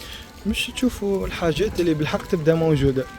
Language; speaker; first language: Arabic; native; Arabic